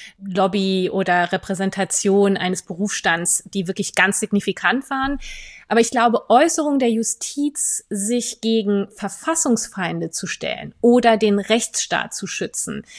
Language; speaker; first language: German; non-native, fluent; French